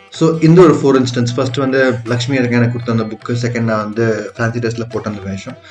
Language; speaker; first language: Tamil; early bilingual, other home language; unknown